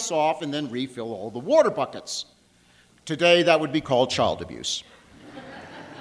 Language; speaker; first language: English; native; English